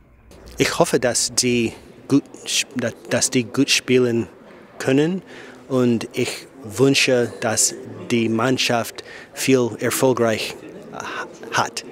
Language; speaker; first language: German; non-native, learner; English